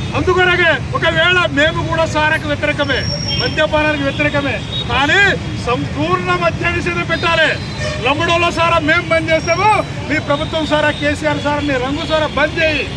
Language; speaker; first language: Telugu; non-native, local second language; Lambadi